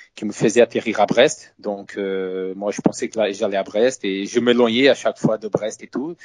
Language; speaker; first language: French; non-native, fluent; Portuguese